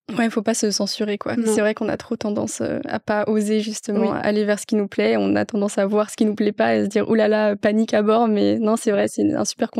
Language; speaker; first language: French; native; French